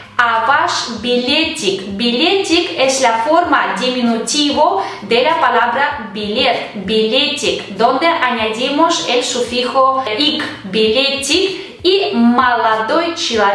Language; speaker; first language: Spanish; non-native, fluent; Russian